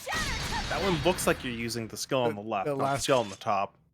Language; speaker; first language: English; native; English